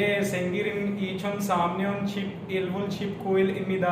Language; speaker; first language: Korean; non-native, learner; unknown